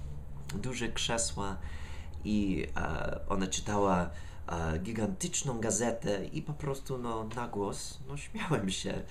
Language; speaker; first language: Polish; non-native, learner; English